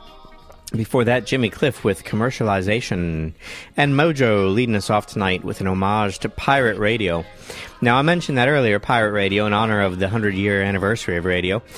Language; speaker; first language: English; native; English